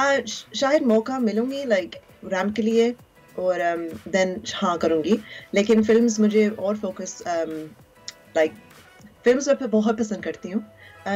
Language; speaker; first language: Hindi; early bilingual, heritage; Urdu